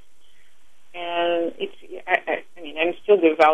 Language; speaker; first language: English; non-native, fluent; Portuguese